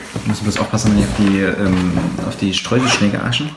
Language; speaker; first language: German; native; German